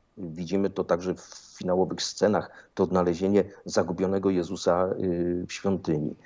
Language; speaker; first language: Polish; native; Polish